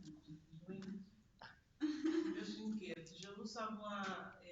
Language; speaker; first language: French; non-native, learner; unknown